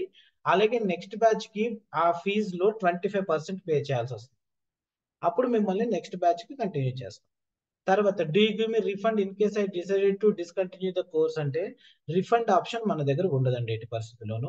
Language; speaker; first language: Telugu; native; Telugu